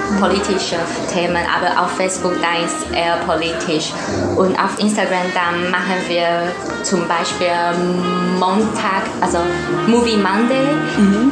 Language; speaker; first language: German; non-native, learner; Chinese